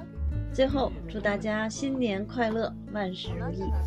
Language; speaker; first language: Chinese; native; Chinese